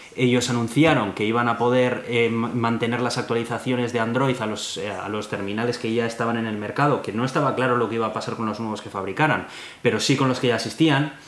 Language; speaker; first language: Spanish; native; Spanish